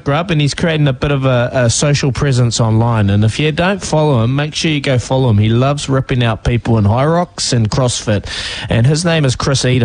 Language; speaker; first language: English; native; English